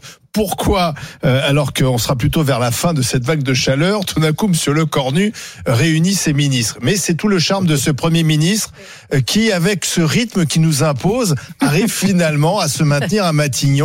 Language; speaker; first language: French; native; French